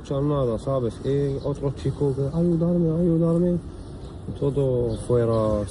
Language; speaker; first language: Spanish; non-native, learner; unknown